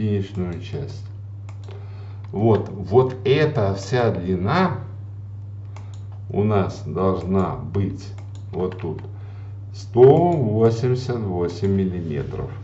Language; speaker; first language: Russian; native; Russian